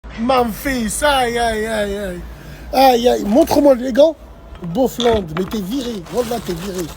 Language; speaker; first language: French; early bilingual, other home language; Arabic